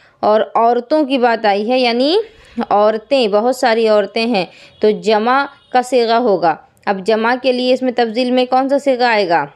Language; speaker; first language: Urdu; native; Urdu